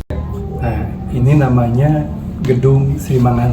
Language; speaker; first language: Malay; non-native, local second language; Sundanese